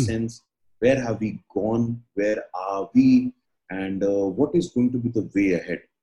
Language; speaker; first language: English; non-native, local second language; Hindi